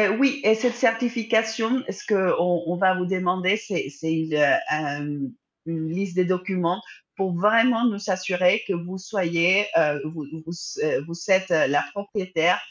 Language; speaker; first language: French; non-native, fluent; Spanish